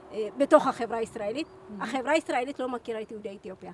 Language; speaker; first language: Hebrew; early bilingual, other home language; Amharic